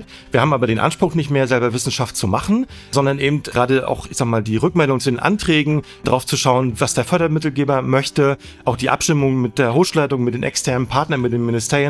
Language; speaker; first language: German; native; German